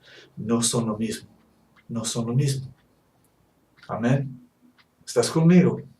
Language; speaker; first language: Spanish; non-native, fluent; English